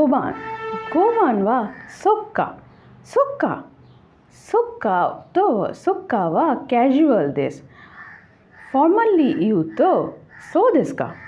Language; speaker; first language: Japanese; non-native, learner; Bangla